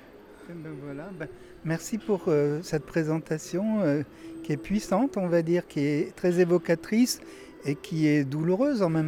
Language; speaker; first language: French; native; French